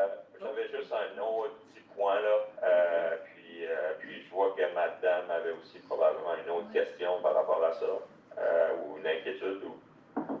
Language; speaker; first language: French; native; French